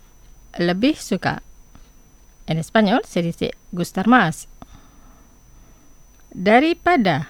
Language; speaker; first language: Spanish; non-native, fluent; Indonesian